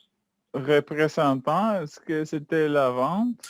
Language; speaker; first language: French; non-native, fluent; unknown